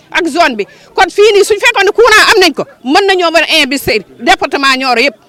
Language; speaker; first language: Wolof; native; Wolof